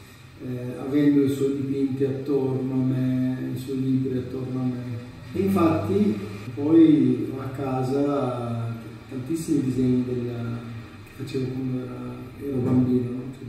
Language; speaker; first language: Italian; non-native, fluent; Albanian